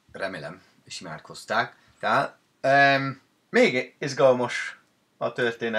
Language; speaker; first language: Hungarian; non-native, fluent; English